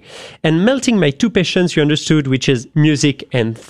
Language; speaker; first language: English; non-native, fluent; French